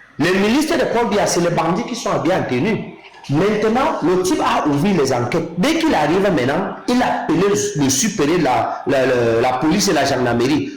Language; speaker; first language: French; non-native, local second language; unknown